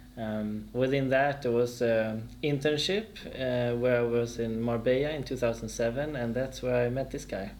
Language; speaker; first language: English; non-native, fluent; Swedish